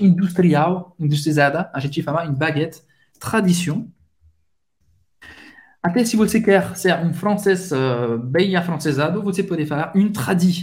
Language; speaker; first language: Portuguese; non-native, fluent; French